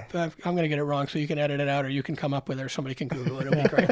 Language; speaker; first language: English; native; English